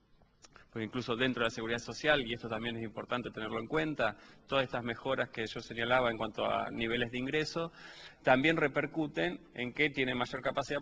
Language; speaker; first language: Spanish; native; Spanish